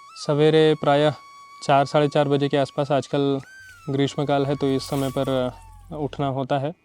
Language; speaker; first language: Hindi; native; Hindi